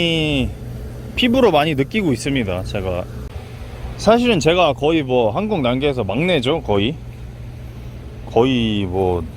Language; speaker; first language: Korean; native; Korean